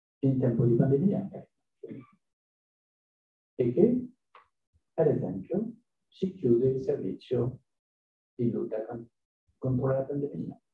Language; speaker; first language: Italian; non-native, learner; French